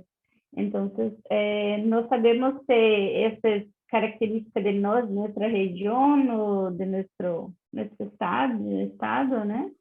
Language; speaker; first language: Spanish; non-native, learner; Portuguese